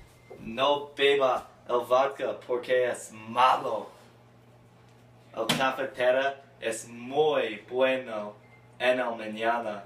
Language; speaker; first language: Spanish; non-native, learner; English